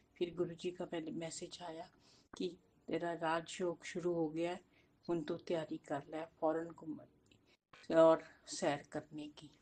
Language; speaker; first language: Hindi; non-native, local second language; Punjabi